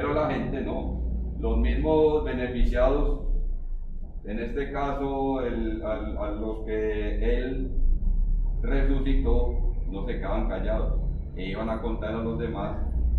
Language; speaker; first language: Spanish; native; Spanish